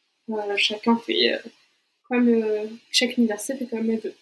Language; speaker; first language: French; non-native, fluent; Portuguese